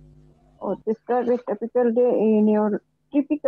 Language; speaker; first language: English; non-native, learner; Bangla